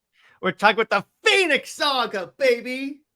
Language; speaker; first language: English; native; English